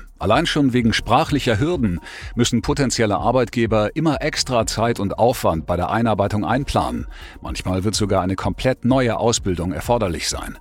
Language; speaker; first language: German; native; German